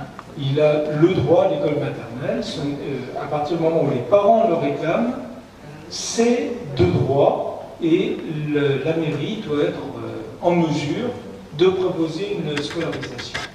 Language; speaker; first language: French; native; French